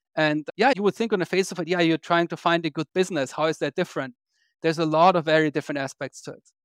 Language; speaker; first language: English; non-native, fluent; German